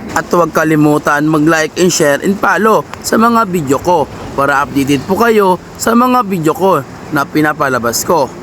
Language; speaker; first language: Filipino; non-native, local second language; Bikol